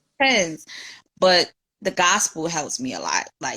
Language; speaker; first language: English; native; English